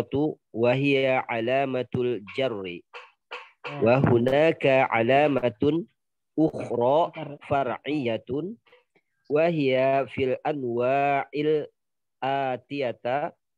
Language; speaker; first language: Arabic; non-native, learner; Indonesian